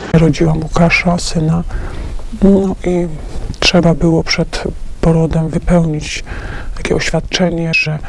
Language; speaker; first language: Polish; native; Polish